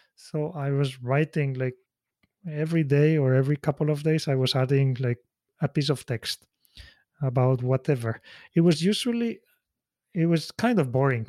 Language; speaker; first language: English; non-native, fluent; Spanish